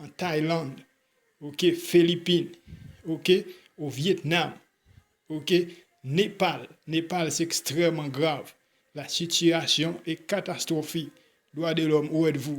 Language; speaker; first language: French; non-native, local second language; Haitian Creole